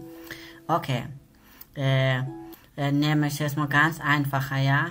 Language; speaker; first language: German; non-native, learner; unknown